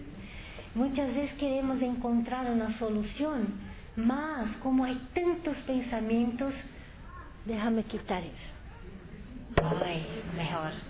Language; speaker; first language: Spanish; non-native, fluent; Portuguese